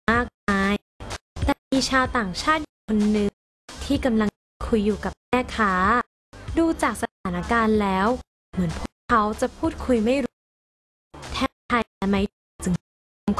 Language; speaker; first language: Thai; native; Thai